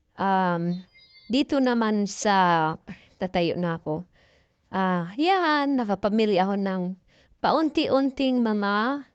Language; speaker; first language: Filipino; non-native, local second language; Cebuano